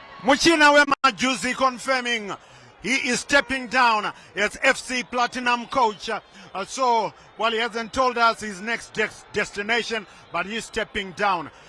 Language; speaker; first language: English; non-native, local second language; Shona